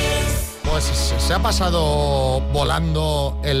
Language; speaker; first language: Spanish; native; Spanish